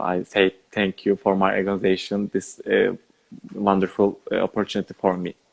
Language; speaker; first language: English; non-native, learner; Turkish